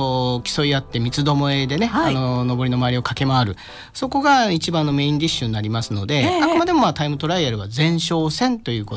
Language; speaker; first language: Japanese; native; Japanese